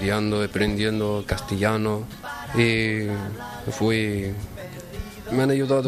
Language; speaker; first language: Spanish; non-native, fluent; Arabic